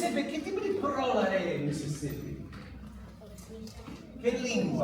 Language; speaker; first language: Italian; non-native, learner; English